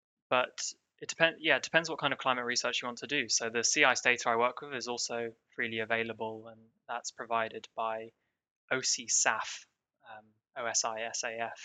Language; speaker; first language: English; native; English